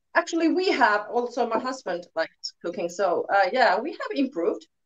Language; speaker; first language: English; non-native, learner; Finnish